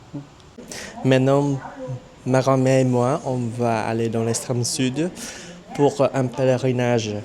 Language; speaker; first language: French; non-native, fluent; Vietnamese